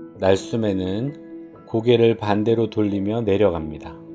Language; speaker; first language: Korean; native; Korean